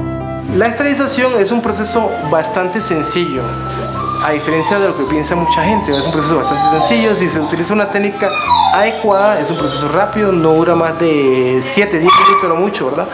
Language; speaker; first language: Spanish; native; Spanish